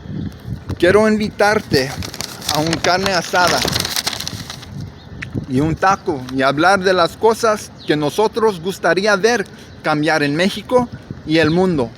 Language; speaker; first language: Spanish; early bilingual, heritage; English